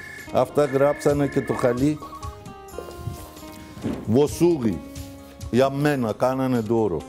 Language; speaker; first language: Greek; non-native, fluent; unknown